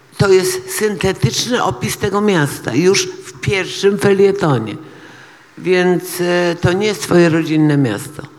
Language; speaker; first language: Polish; native; Polish